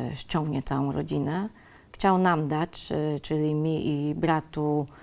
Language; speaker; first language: Polish; early bilingual, other home language; Vietnamese